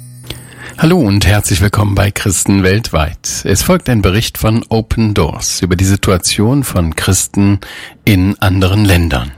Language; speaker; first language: German; native; German